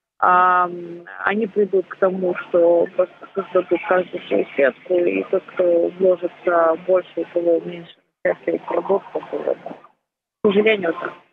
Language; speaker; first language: Russian; native; Russian